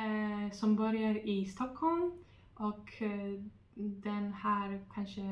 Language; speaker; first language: Swedish; non-native, learner; Polish